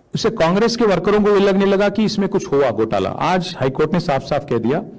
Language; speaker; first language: Hindi; non-native, local second language; Telugu